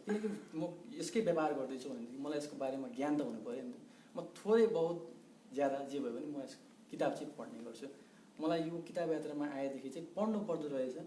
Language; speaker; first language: Nepali; native; Nepali